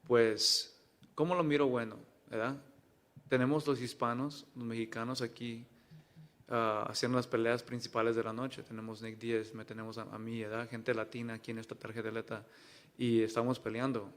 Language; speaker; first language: Spanish; early bilingual, heritage; Spanish